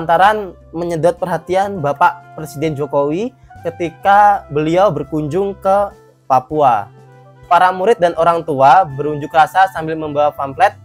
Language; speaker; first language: Indonesian; native; Indonesian